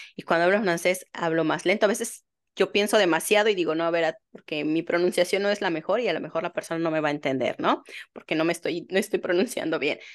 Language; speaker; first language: Spanish; native; Spanish